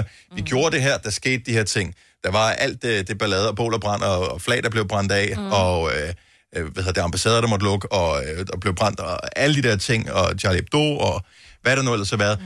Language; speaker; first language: Danish; native; Danish